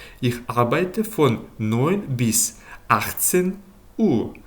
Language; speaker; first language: German; non-native, fluent; Ukrainian